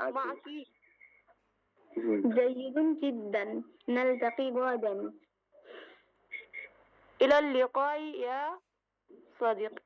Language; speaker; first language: Arabic; non-native, learner; Bangla